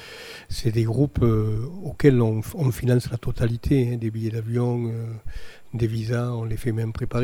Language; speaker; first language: French; native; French